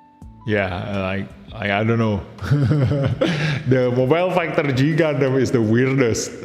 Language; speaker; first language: English; non-native, fluent; Indonesian